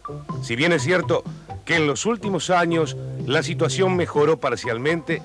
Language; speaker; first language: Spanish; native; Spanish